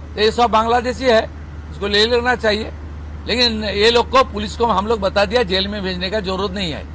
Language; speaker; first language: Hindi; non-native, local second language; Bangla